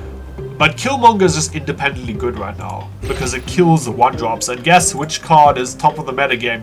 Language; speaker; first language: English; native; English